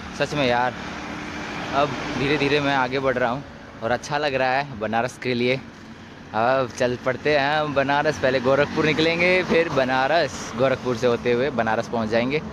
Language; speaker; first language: Hindi; native; Hindi